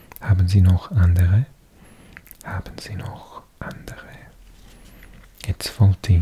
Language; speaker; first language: German; non-native, learner; English